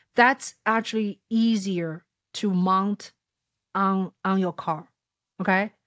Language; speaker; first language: English; non-native, fluent; Chinese